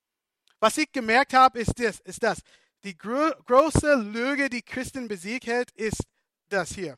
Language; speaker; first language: German; non-native, fluent; English